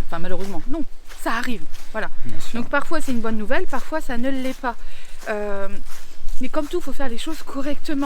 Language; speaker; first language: French; native; French